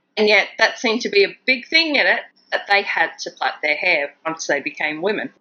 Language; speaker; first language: English; native; English